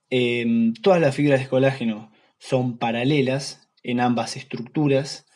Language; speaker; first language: Spanish; native; Spanish